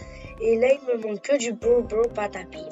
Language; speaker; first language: French; native; French